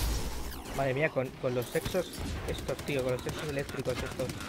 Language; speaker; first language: Spanish; native; Spanish